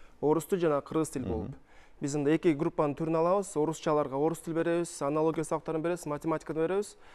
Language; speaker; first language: Kyrgyz; non-native, local second language; Russian